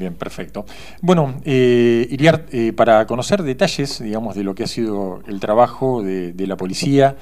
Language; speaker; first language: Spanish; native; Spanish